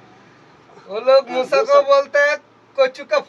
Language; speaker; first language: Hindi; non-native, local second language; Bangla